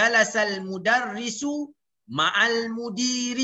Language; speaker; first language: Arabic; non-native, fluent; Malay